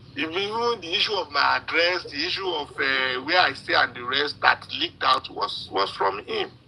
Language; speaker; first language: English; non-native, local second language; Yoruba